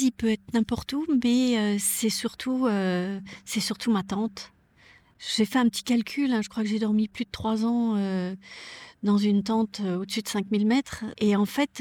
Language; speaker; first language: French; native; French